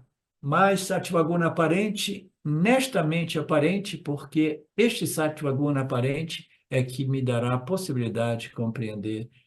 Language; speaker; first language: Portuguese; native; Portuguese